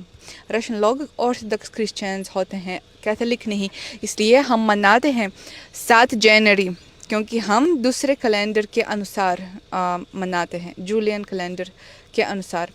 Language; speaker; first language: Hindi; non-native, fluent; Russian